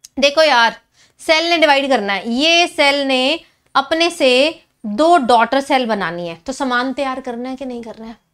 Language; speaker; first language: Hindi; native; Hindi